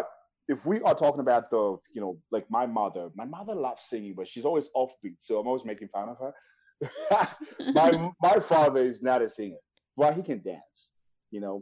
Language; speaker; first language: English; non-native, local second language; Kinyarwanda